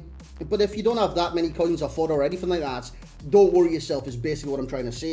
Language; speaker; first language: English; native; English